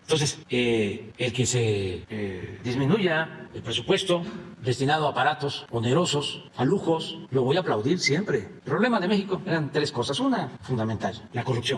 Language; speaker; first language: Spanish; native; Spanish